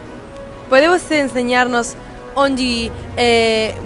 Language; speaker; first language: Portuguese; non-native, learner; Spanish